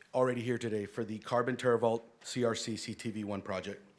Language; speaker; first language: English; early bilingual, other home language; Spanish